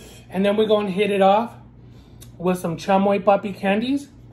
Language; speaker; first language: English; early bilingual, other home language; Spanish